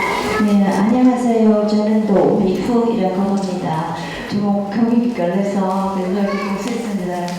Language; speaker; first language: Korean; non-native, learner; Vietnamese